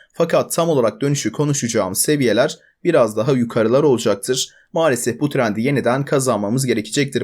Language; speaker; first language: Turkish; native; Turkish